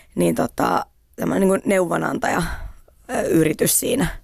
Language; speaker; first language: Finnish; native; Finnish